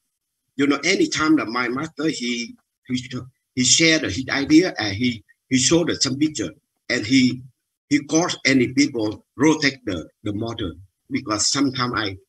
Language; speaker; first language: English; non-native, learner; Vietnamese